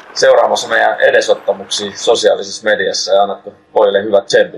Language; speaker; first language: Finnish; native; Finnish